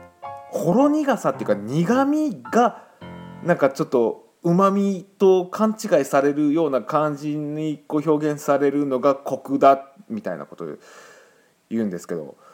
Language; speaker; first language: Japanese; native; Japanese